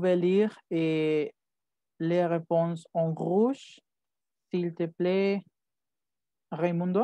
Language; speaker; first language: French; non-native, fluent; Spanish